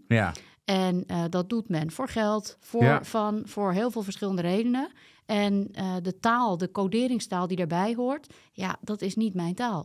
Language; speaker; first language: Dutch; native; Dutch